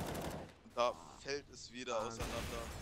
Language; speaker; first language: German; native; German